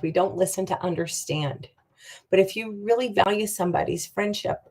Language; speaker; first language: English; native; English